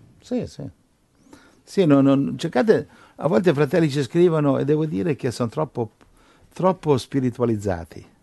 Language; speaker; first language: Italian; non-native, fluent; English